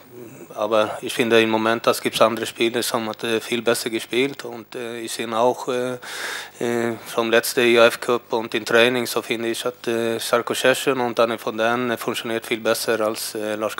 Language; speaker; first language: German; non-native, learner; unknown